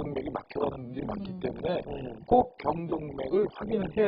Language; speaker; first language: Korean; native; Korean